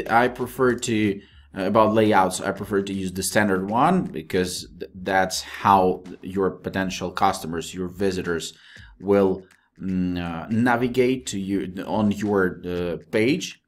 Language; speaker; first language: English; non-native, fluent; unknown